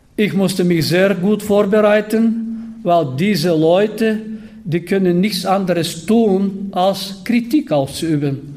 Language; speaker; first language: German; non-native, fluent; Bulgarian